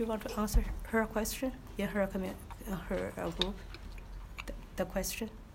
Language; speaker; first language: English; non-native, learner; Chinese